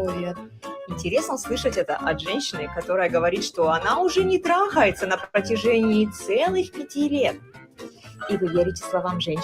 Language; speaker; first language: Russian; native; Russian